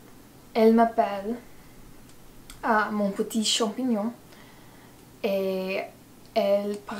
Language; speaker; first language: French; non-native, learner; English